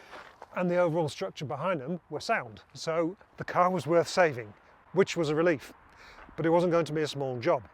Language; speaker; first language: English; native; English